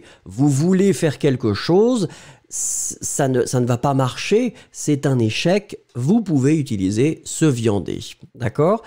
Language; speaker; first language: French; native; French